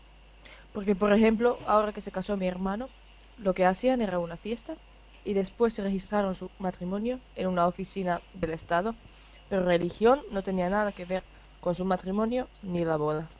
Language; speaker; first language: Spanish; non-native, fluent; Finnish